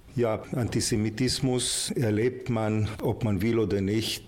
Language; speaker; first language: German; early bilingual, heritage; Hebrew